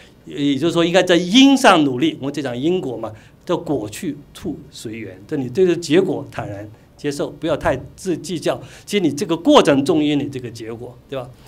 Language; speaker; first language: Chinese; non-native, local second language; Cantonese